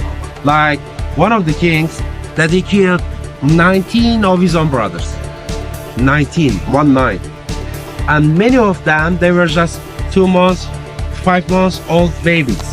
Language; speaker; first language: English; non-native, fluent; Turkish